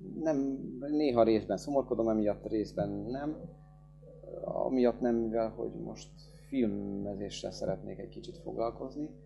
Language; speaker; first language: Hungarian; early bilingual, other home language; Polish